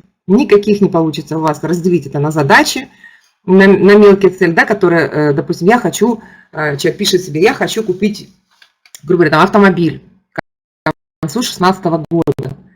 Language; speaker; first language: Russian; native; Russian